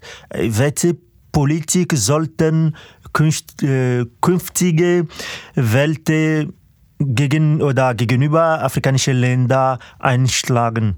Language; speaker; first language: German; non-native, fluent; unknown